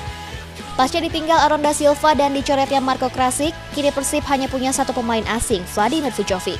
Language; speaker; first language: Indonesian; native; Indonesian